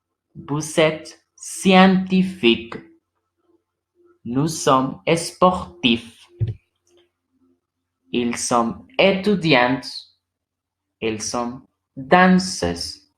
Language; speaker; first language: French; non-native, learner; Spanish